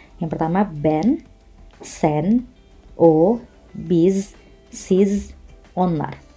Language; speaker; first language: Turkish; non-native, fluent; Indonesian